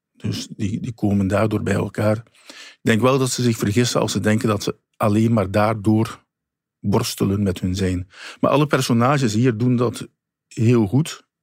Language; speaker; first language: Dutch; native; Dutch